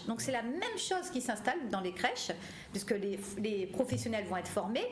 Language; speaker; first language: French; native; French